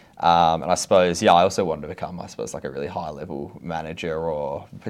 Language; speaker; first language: English; native; English